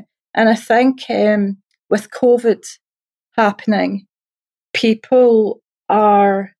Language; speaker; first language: English; native; English